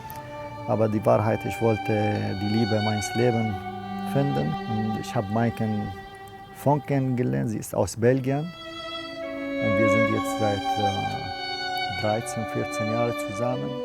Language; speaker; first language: German; non-native, learner; Arabic